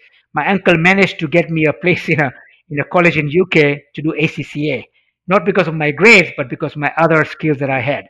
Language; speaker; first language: English; non-native, local second language; Swahili